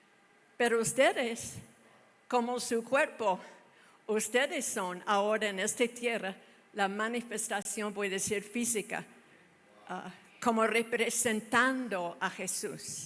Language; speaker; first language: Spanish; non-native, fluent; English